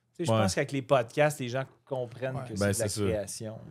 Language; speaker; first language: French; native; French